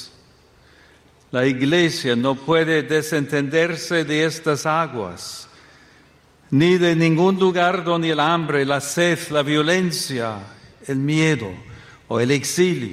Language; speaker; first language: Spanish; non-native, fluent; English